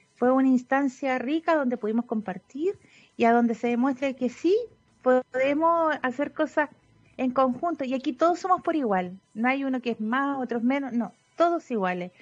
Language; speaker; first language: Spanish; native; Spanish